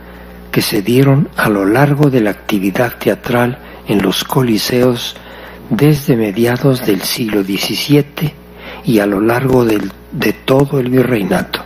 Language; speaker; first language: Spanish; native; Spanish